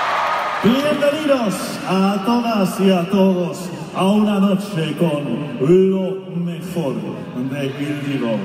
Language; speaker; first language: Spanish; non-native, fluent; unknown